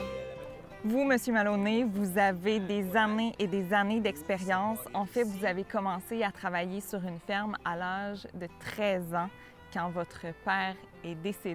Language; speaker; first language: French; native; French